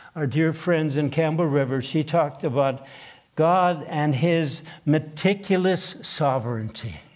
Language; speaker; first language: English; non-native, fluent; Plautdietsch